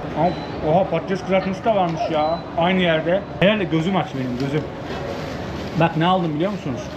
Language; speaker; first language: Turkish; native; Turkish